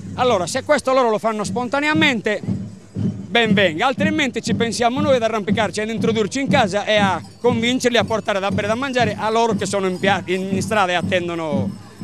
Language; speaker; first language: Italian; native; Italian